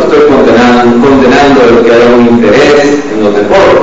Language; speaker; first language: Spanish; native; Spanish